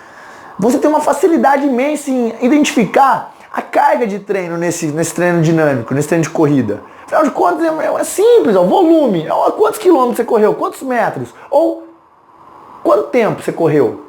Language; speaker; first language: Portuguese; native; Portuguese